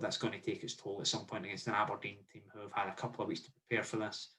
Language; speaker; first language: English; native; English